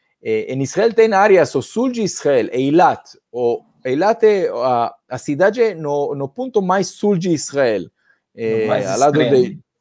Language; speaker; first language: Portuguese; non-native, fluent; Hebrew